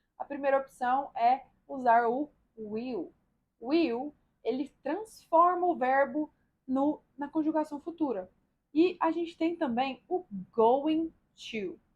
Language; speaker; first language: Portuguese; native; Portuguese